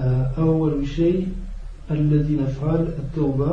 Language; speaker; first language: Arabic; non-native, learner; French